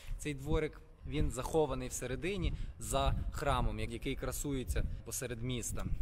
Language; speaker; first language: Ukrainian; native; Ukrainian